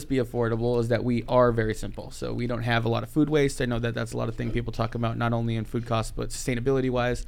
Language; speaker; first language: English; native; English